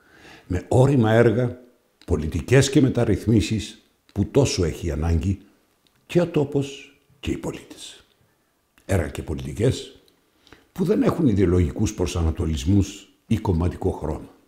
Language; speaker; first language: Greek; native; Greek